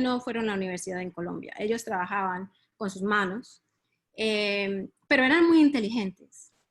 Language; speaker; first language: Spanish; early bilingual, heritage; Spanish